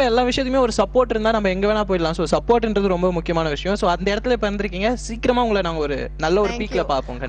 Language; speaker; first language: Tamil; native; Tamil